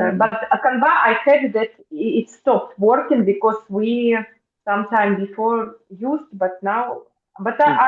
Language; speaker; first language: English; non-native, fluent; Russian